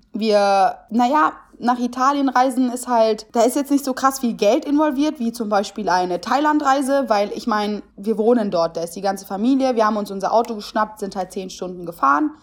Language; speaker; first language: German; early bilingual, other home language; Italian